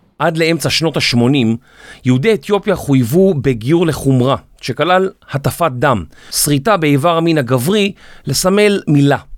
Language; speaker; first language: Hebrew; native; Hebrew